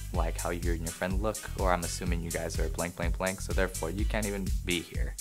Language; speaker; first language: English; native; English